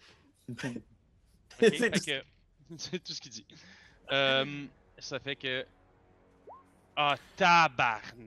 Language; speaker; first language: French; native; French